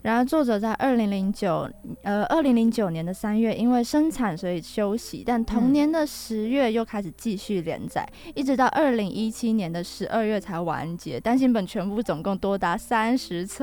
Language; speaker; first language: Chinese; native; Chinese